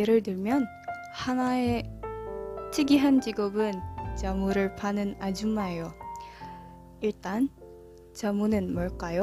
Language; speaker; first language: Korean; non-native, learner; Indonesian